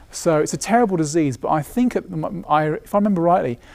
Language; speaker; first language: English; native; English